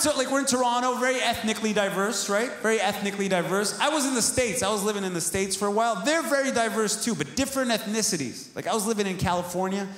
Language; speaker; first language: English; native; English